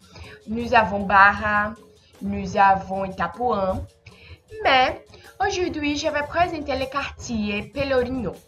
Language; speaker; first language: French; non-native, learner; Portuguese